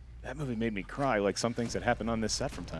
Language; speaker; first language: English; native; English